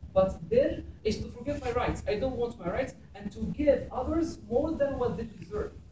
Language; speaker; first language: English; non-native, fluent; Arabic